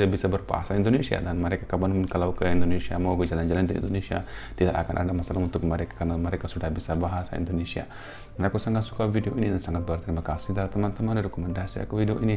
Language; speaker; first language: Indonesian; non-native, fluent; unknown